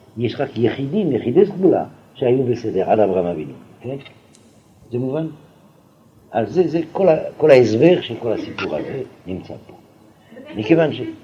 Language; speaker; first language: Hebrew; non-native, fluent; French